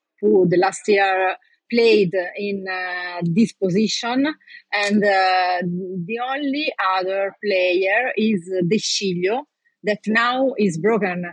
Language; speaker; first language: English; non-native, learner; Italian